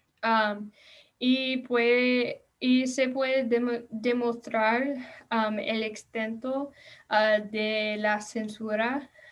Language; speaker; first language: Spanish; non-native, learner; English